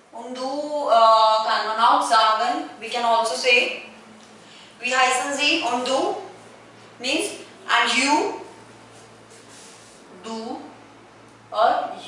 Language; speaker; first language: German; non-native, fluent; Hindi